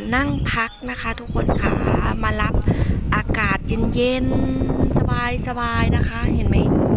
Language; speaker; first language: Thai; native; Thai